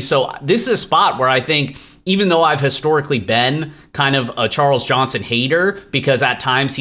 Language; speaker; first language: English; native; English